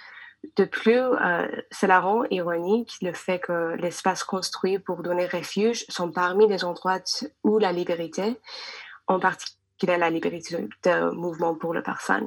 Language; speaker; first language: French; non-native, learner; English